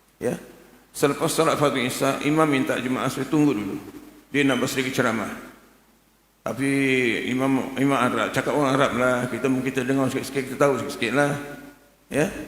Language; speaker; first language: Malay; native; Malay